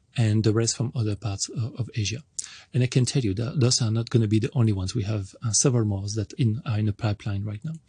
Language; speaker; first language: English; non-native, fluent; French